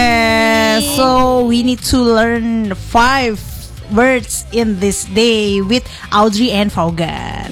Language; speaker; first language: English; non-native, learner; Indonesian